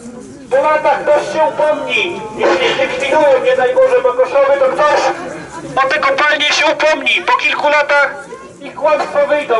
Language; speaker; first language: Polish; native; Polish